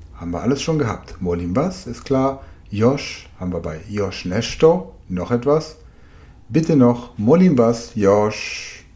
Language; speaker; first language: German; native; German